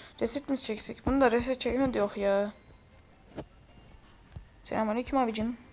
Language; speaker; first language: Turkish; native; Turkish